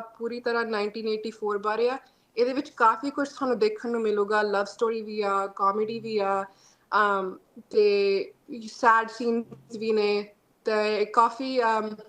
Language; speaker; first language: Punjabi; early bilingual, heritage; Punjabi